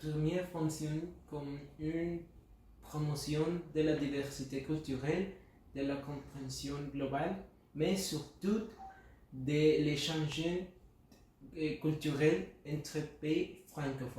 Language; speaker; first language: French; non-native, learner; Spanish